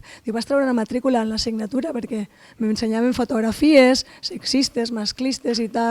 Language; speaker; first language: Catalan; native; Catalan